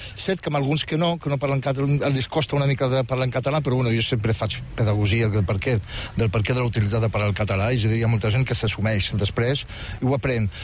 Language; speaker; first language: Catalan; non-native, fluent; Riffian